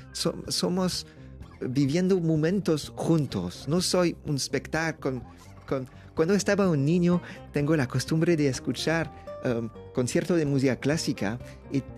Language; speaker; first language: Spanish; non-native, learner; French